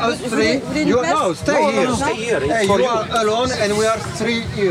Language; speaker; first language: English; non-native, learner; French